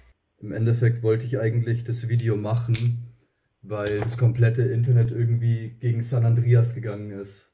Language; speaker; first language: German; native; German